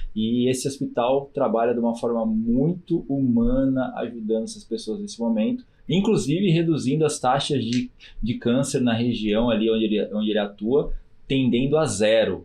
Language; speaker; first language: Portuguese; native; Portuguese